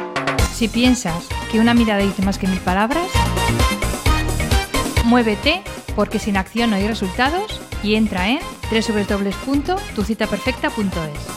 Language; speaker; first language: Spanish; native; Spanish